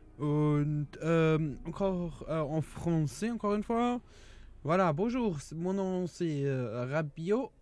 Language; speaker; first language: French; non-native, learner; German